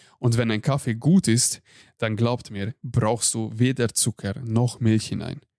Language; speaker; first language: German; non-native, fluent; Hungarian